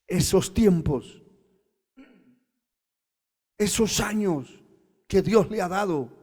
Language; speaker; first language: Spanish; native; Spanish